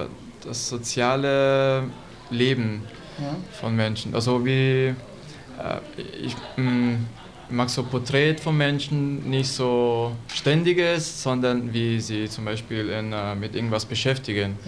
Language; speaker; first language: German; non-native, learner; Italian